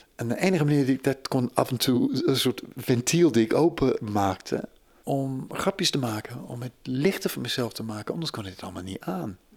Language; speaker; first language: Dutch; non-native, fluent; English